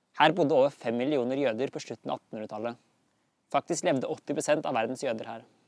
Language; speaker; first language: Norwegian; native; Norwegian